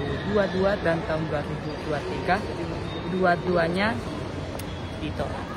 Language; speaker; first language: Indonesian; non-native, fluent; Spanish